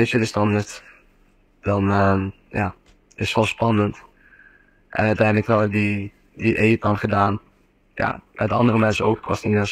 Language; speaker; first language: Dutch; native; Dutch